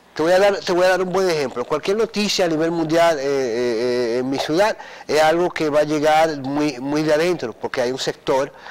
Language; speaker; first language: Spanish; early bilingual, heritage; Spanish